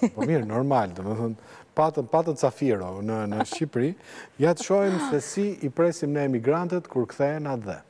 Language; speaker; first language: Albanian; native; Albanian